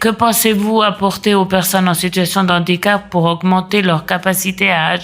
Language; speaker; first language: French; native; French